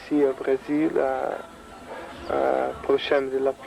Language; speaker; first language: French; non-native, learner; Portuguese